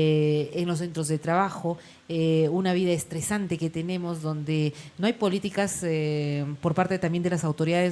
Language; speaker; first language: Spanish; native; Spanish